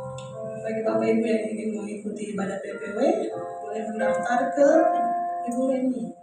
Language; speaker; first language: Indonesian; native; Indonesian